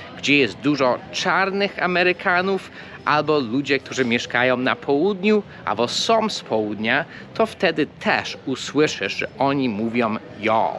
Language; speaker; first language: Polish; non-native, fluent; English